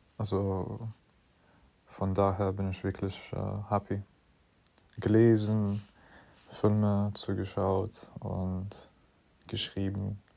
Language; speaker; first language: German; non-native, fluent; English